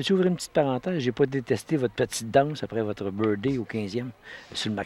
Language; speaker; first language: French; native; French